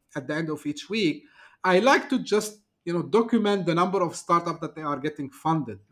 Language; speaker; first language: English; non-native, fluent; Turkish